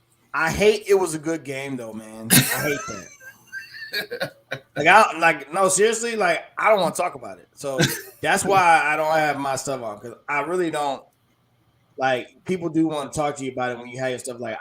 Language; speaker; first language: English; native; English